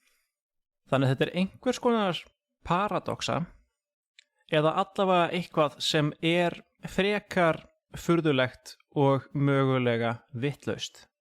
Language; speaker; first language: Icelandic; non-native, fluent; English